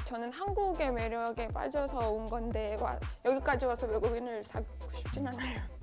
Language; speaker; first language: Korean; non-native, fluent; Turkish